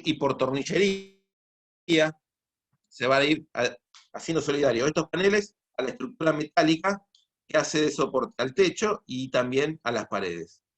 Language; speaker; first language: Spanish; native; Spanish